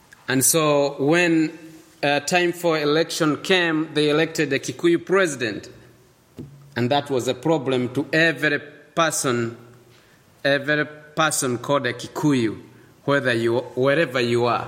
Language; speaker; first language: English; non-native, local second language; Kikuyu